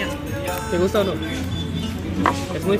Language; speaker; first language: Spanish; non-native, learner; Hindi